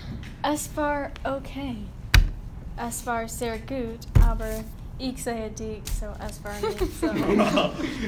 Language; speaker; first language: German; non-native, learner; English